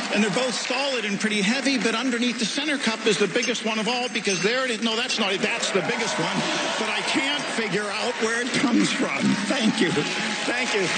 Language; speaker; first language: English; native; English